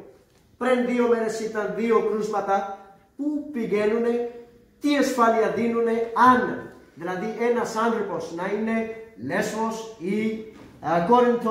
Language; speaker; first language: Greek; non-native, fluent; Urdu